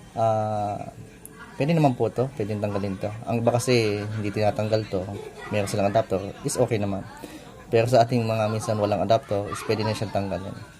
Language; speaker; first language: Filipino; non-native, local second language; Bikol